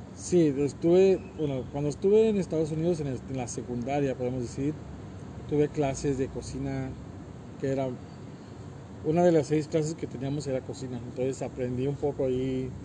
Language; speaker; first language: Spanish; early bilingual, heritage; Spanish